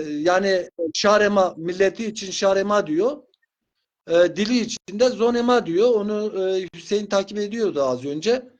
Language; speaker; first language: Turkish; non-native, local second language; Zaza